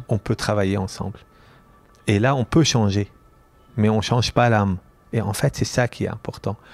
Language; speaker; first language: French; non-native, local second language; Arabic